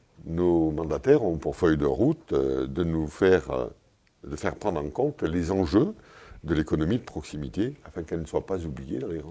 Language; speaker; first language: French; native; French